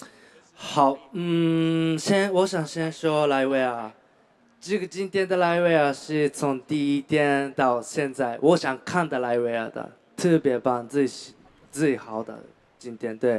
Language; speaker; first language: Chinese; non-native, learner; Japanese